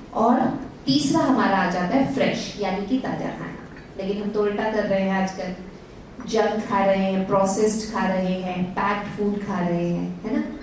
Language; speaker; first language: Hindi; native; Hindi